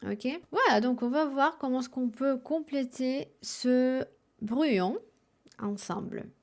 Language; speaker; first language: French; non-native, fluent; Spanish